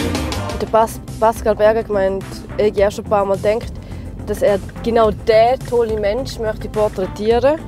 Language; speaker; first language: German; native; German